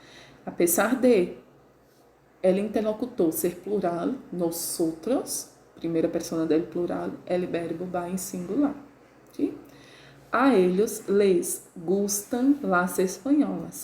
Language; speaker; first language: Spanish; non-native, fluent; Portuguese